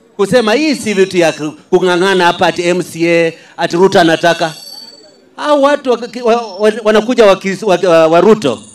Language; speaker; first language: Swahili; non-native, local second language; Luyia